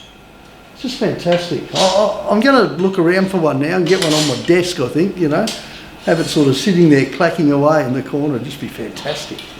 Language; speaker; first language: English; native; English